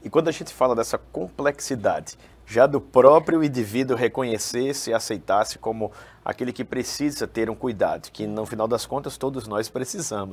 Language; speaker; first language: Portuguese; native; Portuguese